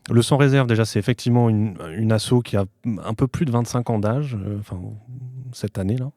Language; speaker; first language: French; native; French